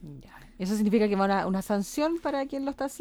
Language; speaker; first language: Spanish; native; Spanish